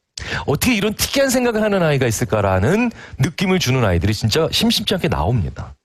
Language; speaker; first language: Korean; native; Korean